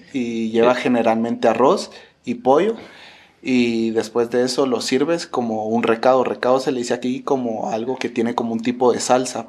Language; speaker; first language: Spanish; native; Spanish